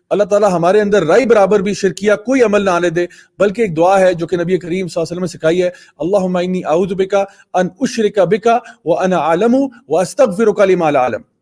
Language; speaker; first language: Urdu; native; Urdu